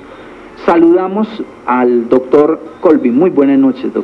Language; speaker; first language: Spanish; native; Spanish